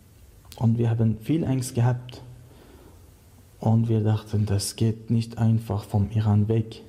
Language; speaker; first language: German; non-native, learner; Persian